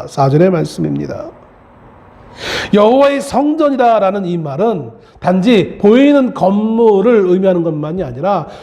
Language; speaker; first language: Korean; native; Korean